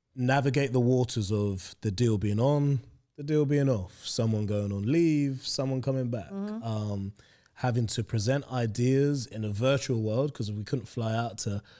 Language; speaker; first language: English; native; English